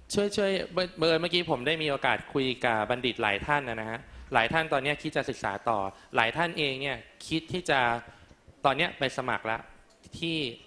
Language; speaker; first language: Thai; native; Thai